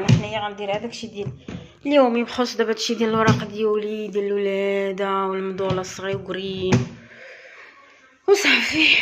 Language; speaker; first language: Arabic; native; Arabic